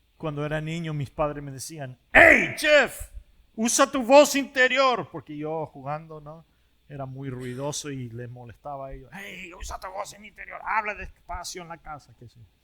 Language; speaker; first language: Spanish; early bilingual, other home language; English